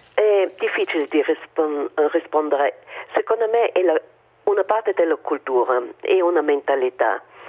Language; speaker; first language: Italian; non-native, fluent; German